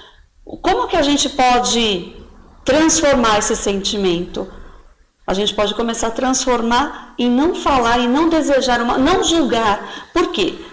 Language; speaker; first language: Portuguese; native; Portuguese